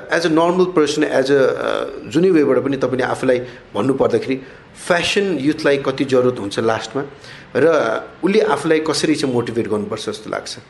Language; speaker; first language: Nepali; native; Nepali